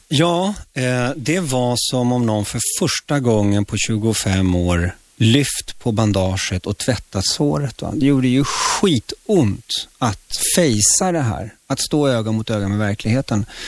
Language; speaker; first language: Swedish; early bilingual, other home language; Spanish